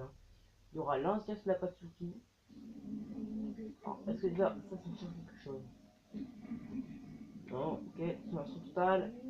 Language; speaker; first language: French; native; French